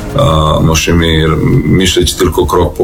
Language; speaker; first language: Polish; non-native, learner; Serbian